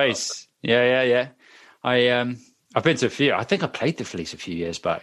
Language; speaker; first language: English; native; English